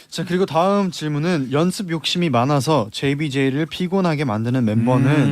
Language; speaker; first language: Korean; native; Korean